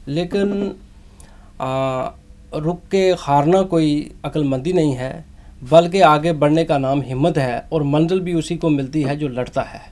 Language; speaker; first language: Urdu; non-native, local second language; Punjabi